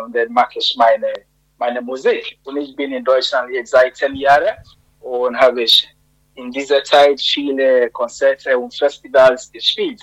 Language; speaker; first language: German; non-native, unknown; Akan